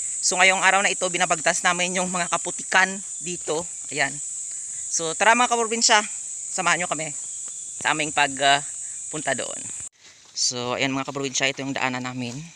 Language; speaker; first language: Filipino; non-native, local second language; Hiligaynon